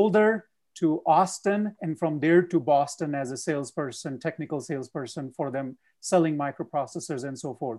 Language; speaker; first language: English; non-native, local second language; Punjabi